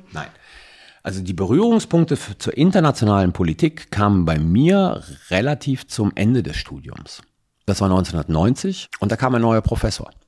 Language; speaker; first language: German; early bilingual, other home language; Italian